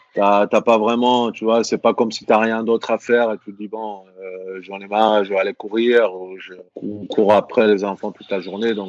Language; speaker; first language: French; non-native, fluent; Greek